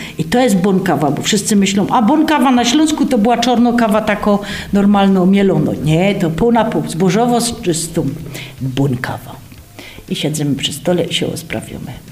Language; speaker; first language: Polish; native; Polish